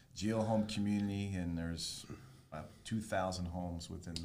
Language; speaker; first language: English; native; English